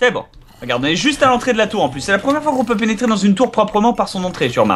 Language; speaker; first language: French; native; French